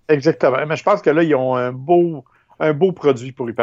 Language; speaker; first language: French; native; French